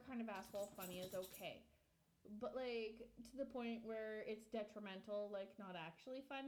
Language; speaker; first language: English; native; English